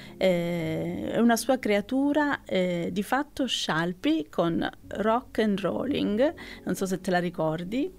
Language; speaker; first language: Italian; native; Italian